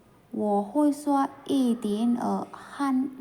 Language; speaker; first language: Chinese; non-native, fluent; Khmer